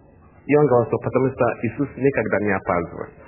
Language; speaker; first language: Russian; non-native, learner; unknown